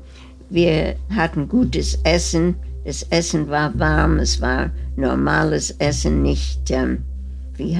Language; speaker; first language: German; early bilingual, heritage; German